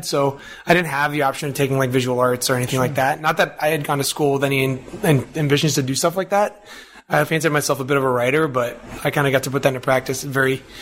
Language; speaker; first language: English; native; English